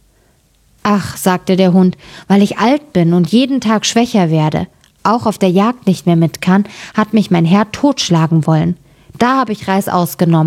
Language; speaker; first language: German; native; German